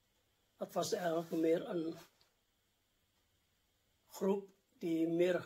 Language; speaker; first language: Dutch; non-native, fluent; Indonesian